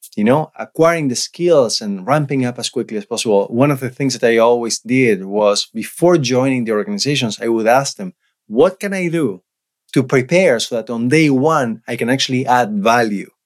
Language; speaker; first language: English; non-native, fluent; Spanish